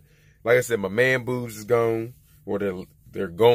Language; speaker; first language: English; native; English